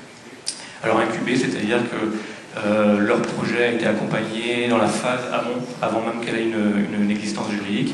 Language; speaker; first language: French; native; French